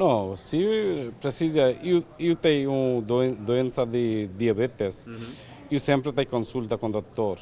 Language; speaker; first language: Portuguese; non-native, learner; Bangla